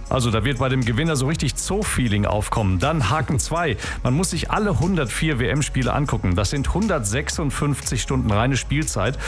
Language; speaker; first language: German; native; German